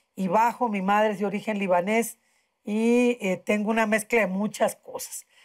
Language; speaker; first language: Spanish; native; Spanish